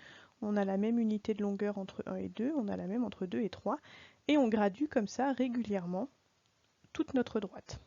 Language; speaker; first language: French; native; French